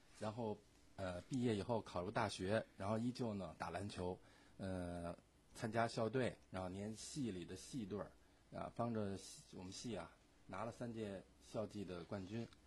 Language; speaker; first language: Chinese; native; Chinese